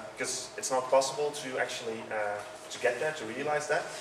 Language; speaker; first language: English; non-native, fluent; Dutch